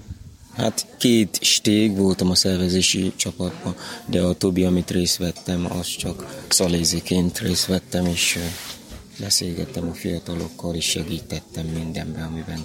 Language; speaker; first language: Hungarian; non-native, learner; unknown